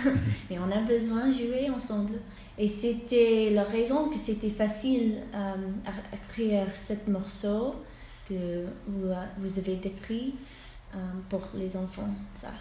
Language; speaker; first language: French; non-native, fluent; English